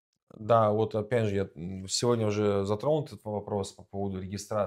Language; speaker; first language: Russian; native; Russian